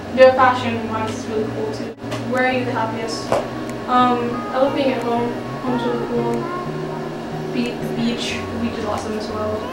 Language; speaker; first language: English; native; English